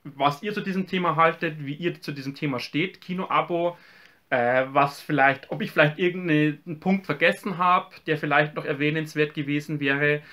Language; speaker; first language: German; native; German